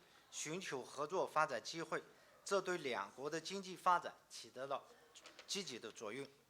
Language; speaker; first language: Chinese; native; Chinese